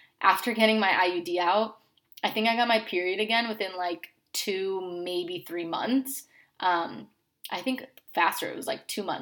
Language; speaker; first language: English; native; English